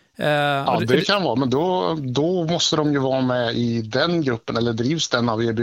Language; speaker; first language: Swedish; native; Swedish